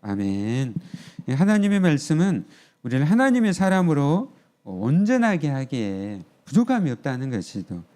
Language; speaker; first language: Korean; native; Korean